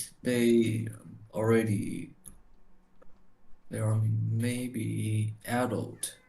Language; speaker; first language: English; non-native, learner; Chinese